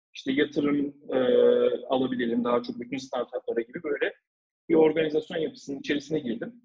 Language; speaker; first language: Turkish; early bilingual, heritage; Turkish